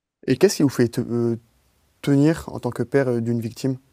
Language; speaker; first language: French; native; French